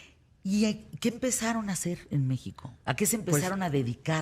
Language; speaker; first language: Spanish; native; Spanish